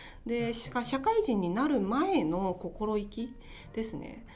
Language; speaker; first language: Japanese; non-native, fluent; Chinese